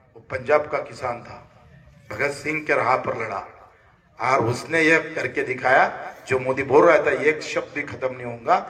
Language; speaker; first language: Hindi; non-native, local second language; Marathi